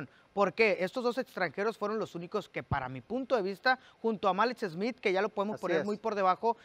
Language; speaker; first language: Spanish; native; Spanish